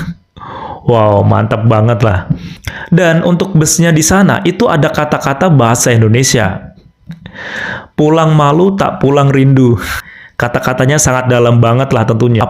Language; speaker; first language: Indonesian; native; Indonesian